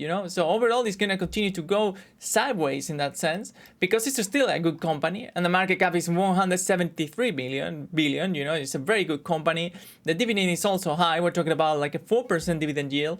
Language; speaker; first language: English; non-native, fluent; Spanish